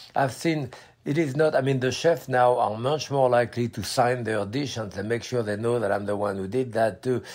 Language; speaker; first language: English; non-native, fluent; French